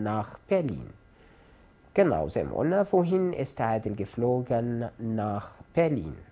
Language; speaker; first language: German; non-native, fluent; Arabic